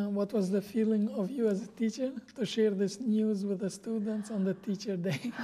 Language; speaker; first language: English; non-native, fluent; Albanian